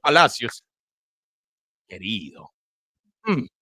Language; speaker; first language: Spanish; early bilingual, heritage; Spanish